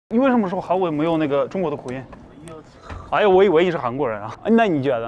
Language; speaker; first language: Chinese; non-native, fluent; Russian